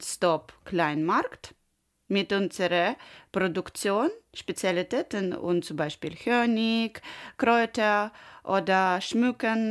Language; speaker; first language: German; non-native, learner; Ukrainian